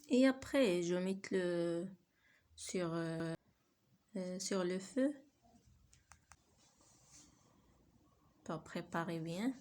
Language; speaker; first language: French; non-native, learner; Arabic